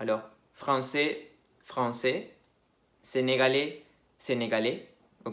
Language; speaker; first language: French; non-native, fluent; Spanish